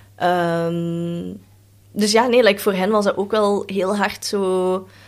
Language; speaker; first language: Dutch; early bilingual, other home language; Cantonese